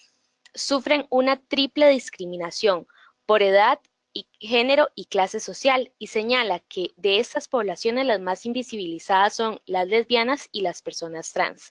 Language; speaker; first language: Spanish; native; Spanish